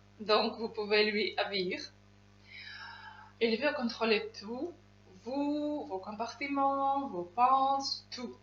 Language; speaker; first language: French; non-native, fluent; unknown